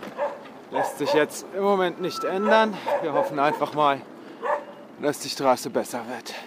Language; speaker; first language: German; native; German